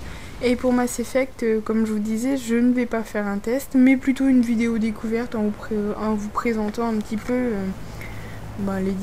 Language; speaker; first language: French; native; French